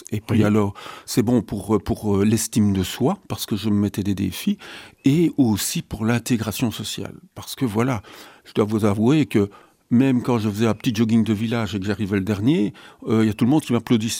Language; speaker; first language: French; native; French